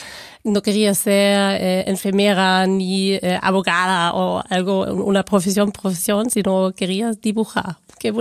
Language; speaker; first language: Spanish; non-native, fluent; German